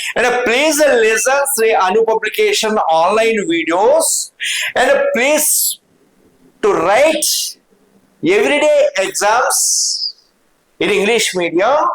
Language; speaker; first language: English; non-native, local second language; Telugu